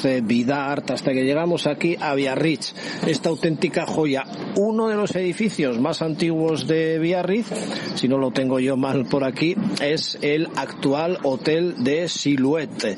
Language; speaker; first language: Spanish; native; Spanish